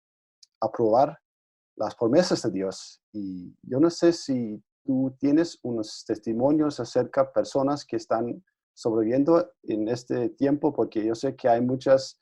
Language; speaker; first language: Spanish; non-native, fluent; Danish